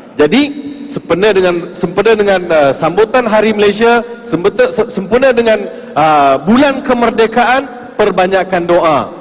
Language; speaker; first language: Malay; non-native, local second language; Tamil